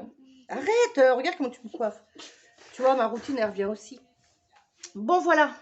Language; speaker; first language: French; native; French